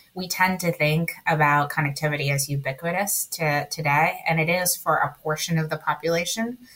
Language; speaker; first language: English; early bilingual, other home language; Spanish